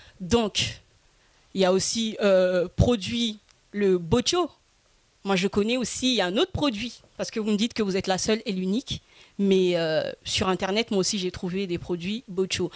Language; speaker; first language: French; early bilingual, other home language; Lingala